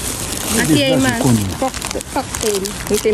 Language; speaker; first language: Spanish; non-native, learner; Filipino